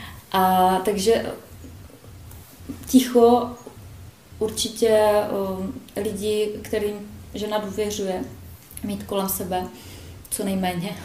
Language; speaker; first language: Czech; native; Czech